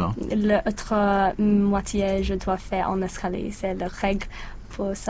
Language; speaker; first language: French; non-native, learner; English